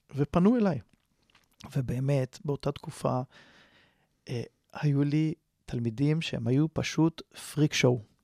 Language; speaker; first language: Hebrew; native; Hebrew